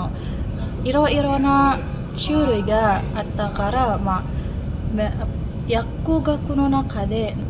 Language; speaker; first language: Japanese; non-native, learner; Indonesian